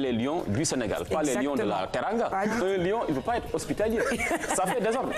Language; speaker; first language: French; non-native, local second language; Wolof